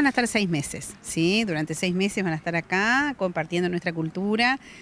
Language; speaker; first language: Spanish; native; Spanish